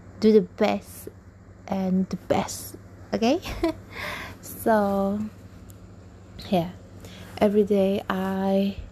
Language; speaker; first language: English; non-native, learner; Indonesian